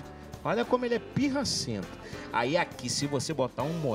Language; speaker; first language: Portuguese; native; Portuguese